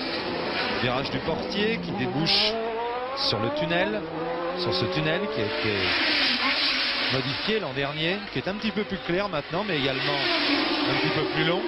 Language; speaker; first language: French; native; French